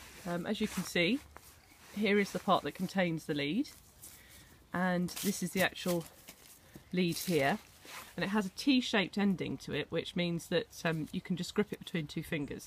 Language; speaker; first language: English; native; English